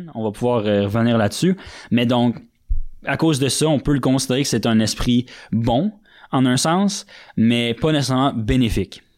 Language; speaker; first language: French; native; French